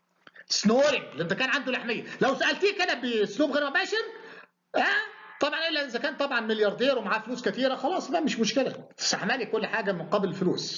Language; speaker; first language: Arabic; native; Arabic